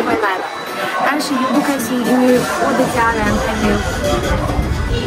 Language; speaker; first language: Chinese; non-native, learner; Ukrainian